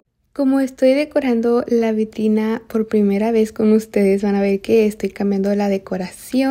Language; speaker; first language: Spanish; native; Spanish